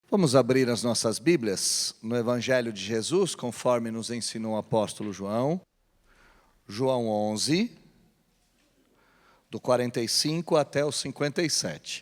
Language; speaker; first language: Portuguese; native; Portuguese